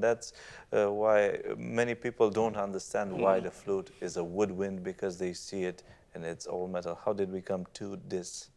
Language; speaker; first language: English; non-native, fluent; Romanian